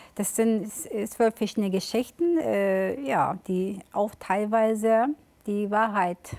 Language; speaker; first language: German; early bilingual, other home language; Turkish